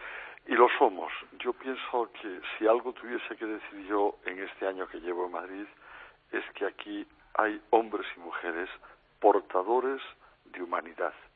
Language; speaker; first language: Spanish; native; Spanish